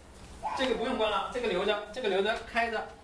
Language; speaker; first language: Chinese; native; Chinese